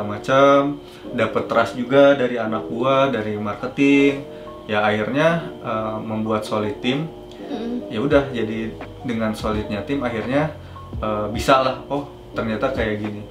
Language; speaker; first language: Indonesian; native; Indonesian